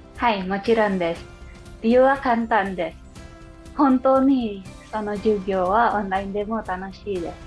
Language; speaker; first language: Japanese; non-native, learner; Indonesian